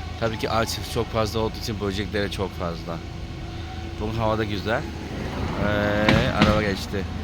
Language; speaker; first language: Turkish; non-native, fluent; Chinese